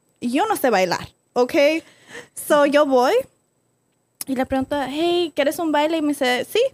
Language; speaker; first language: Spanish; early bilingual, other home language; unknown